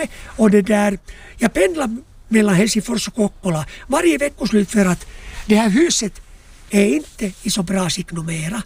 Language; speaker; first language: Swedish; non-native, local second language; Finnish